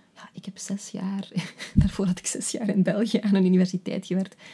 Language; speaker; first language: Dutch; native; Dutch